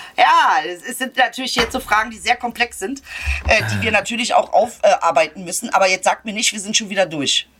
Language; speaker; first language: German; early bilingual, other home language; Turkish